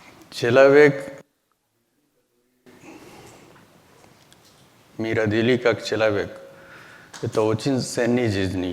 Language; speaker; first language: Russian; non-native, learner; Hindi